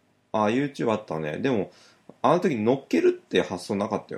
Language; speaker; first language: Japanese; native; Japanese